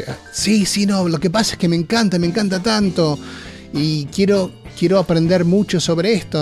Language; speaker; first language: Spanish; native; Spanish